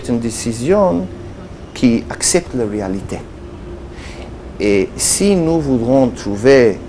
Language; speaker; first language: French; non-native, learner; Hebrew